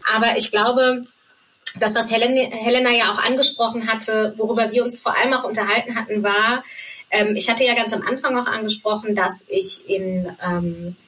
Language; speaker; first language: German; native; German